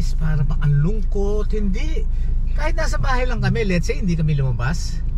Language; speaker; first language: Filipino; native; Filipino